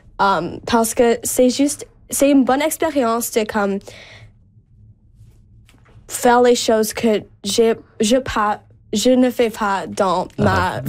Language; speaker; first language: French; non-native, local second language; English